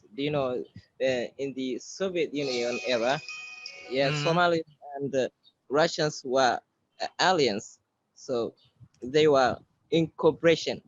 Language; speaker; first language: English; non-native, fluent; Somali